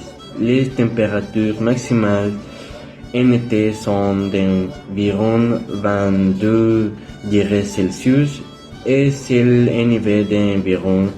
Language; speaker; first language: French; non-native, learner; Spanish